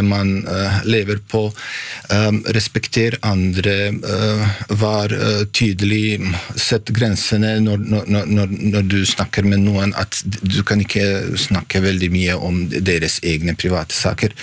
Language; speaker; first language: Norwegian; non-native, fluent; Bosnian